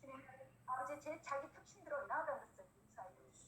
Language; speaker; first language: Korean; native; Korean